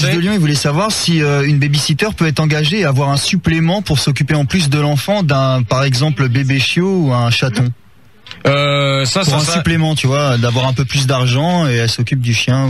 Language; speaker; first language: French; native; French